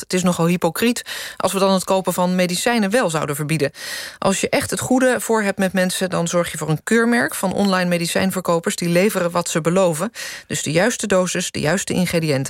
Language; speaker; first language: Dutch; native; Dutch